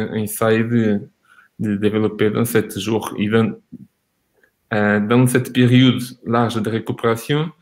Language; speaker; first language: French; non-native, fluent; Portuguese